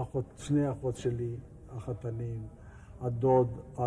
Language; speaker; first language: Hebrew; non-native, fluent; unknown